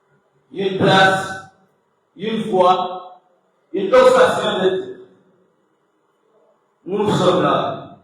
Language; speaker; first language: French; non-native, local second language; Comorian